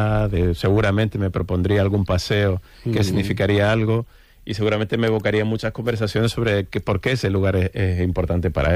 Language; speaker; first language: Spanish; native; Spanish